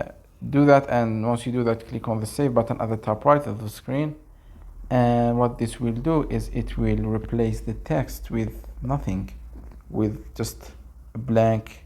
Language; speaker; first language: English; non-native, fluent; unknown